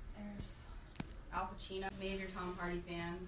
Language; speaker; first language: English; native; English